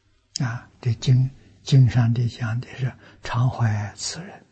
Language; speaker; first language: Chinese; native; Chinese